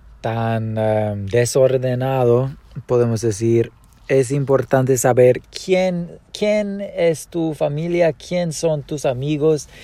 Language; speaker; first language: Spanish; early bilingual, heritage; Spanish